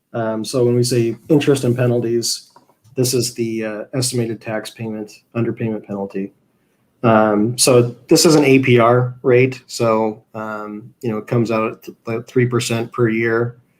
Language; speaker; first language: English; native; English